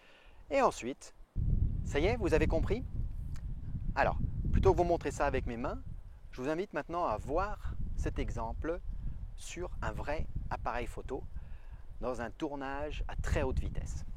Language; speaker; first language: French; native; French